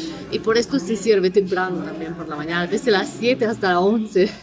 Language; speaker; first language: Spanish; non-native, fluent; German